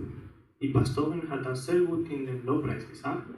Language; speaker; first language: German; non-native, fluent; Spanish